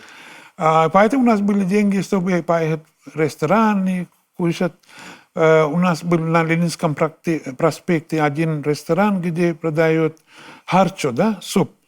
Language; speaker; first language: Russian; non-native, fluent; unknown